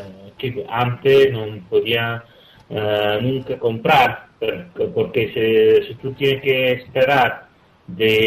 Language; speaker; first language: Spanish; non-native, fluent; Italian